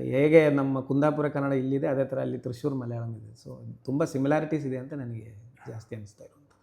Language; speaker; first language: Kannada; non-native, local second language; Malayalam